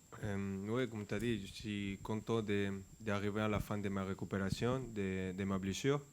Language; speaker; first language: French; non-native, fluent; Spanish